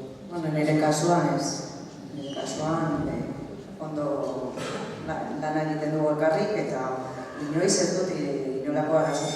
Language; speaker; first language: Basque; non-native, local second language; Spanish